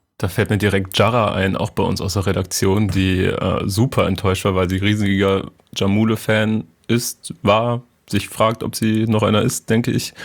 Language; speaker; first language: German; native; German